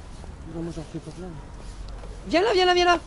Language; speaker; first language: French; native; French